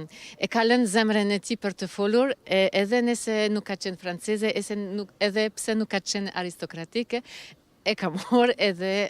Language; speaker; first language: Albanian; early bilingual, heritage; Albanian